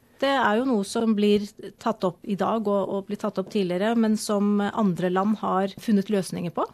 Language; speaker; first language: Norwegian; native; Norwegian